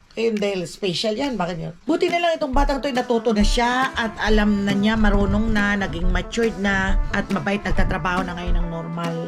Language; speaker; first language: Filipino; non-native, local second language; Aklanon